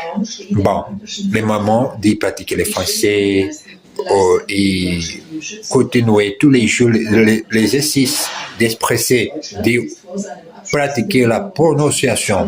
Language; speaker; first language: French; non-native, learner; Portuguese